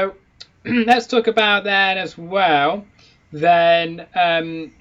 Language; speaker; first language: English; native; English